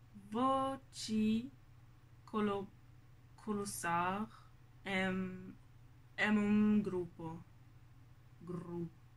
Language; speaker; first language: Portuguese; non-native, learner; Norwegian